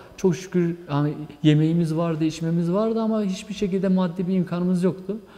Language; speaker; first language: Turkish; non-native, local second language; Kurdish